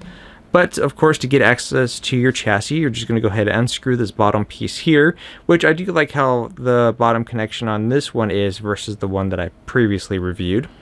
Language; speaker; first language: English; native; English